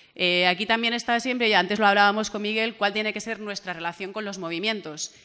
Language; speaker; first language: Spanish; native; Spanish